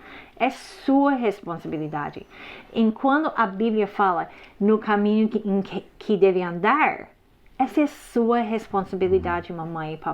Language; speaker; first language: Portuguese; non-native, fluent; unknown